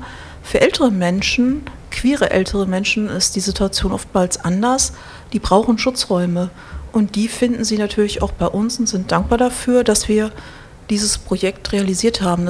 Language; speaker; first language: German; native; German